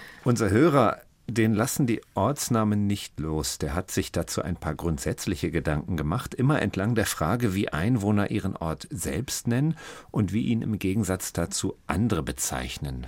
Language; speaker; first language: German; native; German